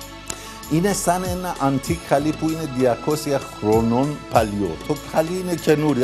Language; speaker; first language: Greek; non-native, fluent; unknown